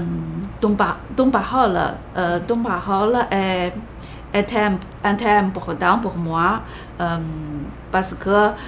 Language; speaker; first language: French; non-native, learner; Chinese